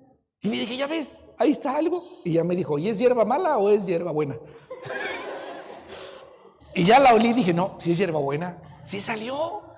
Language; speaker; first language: Spanish; native; Spanish